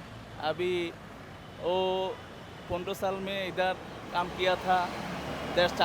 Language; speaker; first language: Hindi; non-native, local second language; Bangla